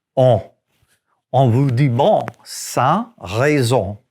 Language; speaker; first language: French; non-native, fluent; English